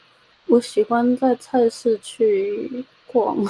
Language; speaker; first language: Chinese; early bilingual, heritage; Chinese